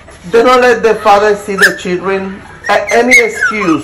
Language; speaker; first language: English; non-native, learner; Spanish